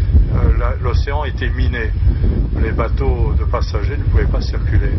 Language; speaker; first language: French; native; French